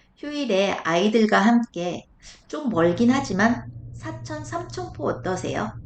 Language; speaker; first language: Korean; native; Korean